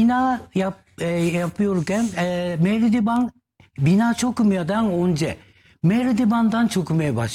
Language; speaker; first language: Turkish; non-native, learner; Japanese